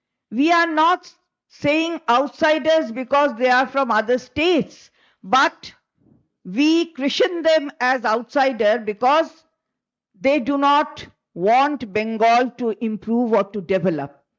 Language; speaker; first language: English; non-native, local second language; Bangla